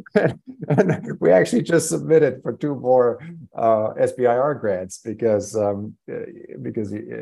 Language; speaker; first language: English; non-native, fluent; German